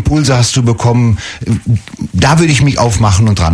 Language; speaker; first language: German; native; German